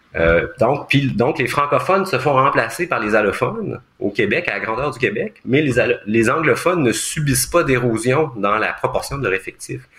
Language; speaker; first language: French; native; French